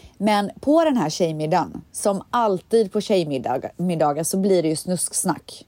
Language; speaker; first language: Swedish; native; Swedish